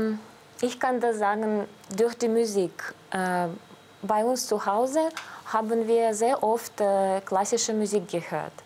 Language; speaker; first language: German; non-native, fluent; Russian